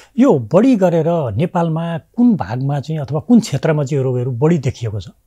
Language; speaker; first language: Nepali; native; Nepali